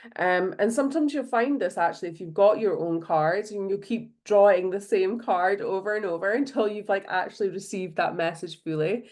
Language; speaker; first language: English; native; English